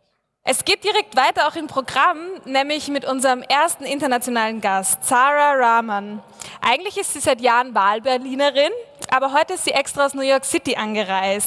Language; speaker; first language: German; native; German